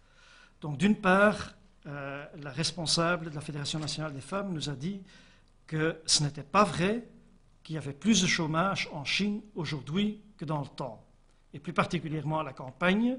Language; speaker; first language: French; native; French